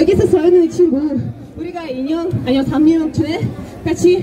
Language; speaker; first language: Korean; non-native, fluent; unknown